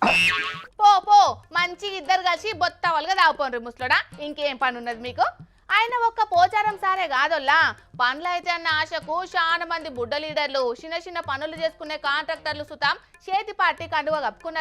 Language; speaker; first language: Telugu; native; Telugu